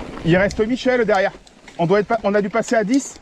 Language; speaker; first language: French; native; French